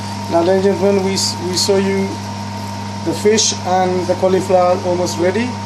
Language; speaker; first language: English; non-native, local second language; Sylheti